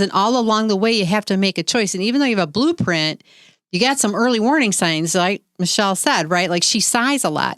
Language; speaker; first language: English; native; English